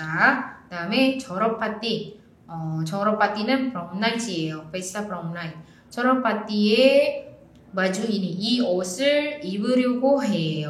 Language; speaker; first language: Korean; non-native, fluent; Indonesian